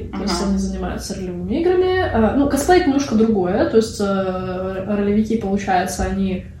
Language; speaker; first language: Russian; non-native, local second language; Belarusian